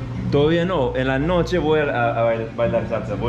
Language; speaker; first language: Spanish; non-native, learner; English